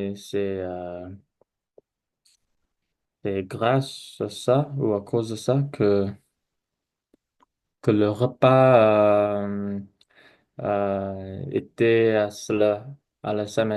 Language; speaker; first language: French; non-native, learner; English